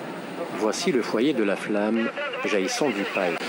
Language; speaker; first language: French; non-native, local second language; Arabic